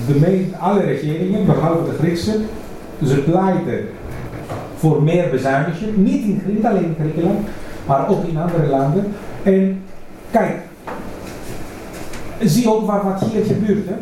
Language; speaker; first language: Dutch; non-native, fluent; Greek